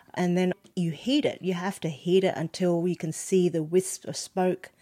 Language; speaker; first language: English; non-native, local second language; Cantonese